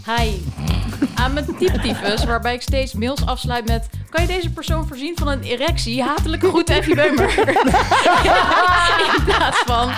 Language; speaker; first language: Dutch; native; Dutch